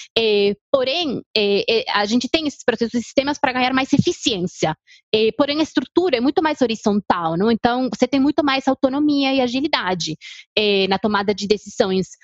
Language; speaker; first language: Portuguese; non-native, fluent; Spanish